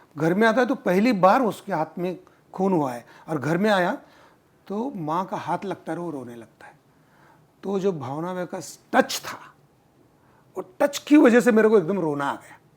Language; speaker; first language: Hindi; non-native, local second language; Marathi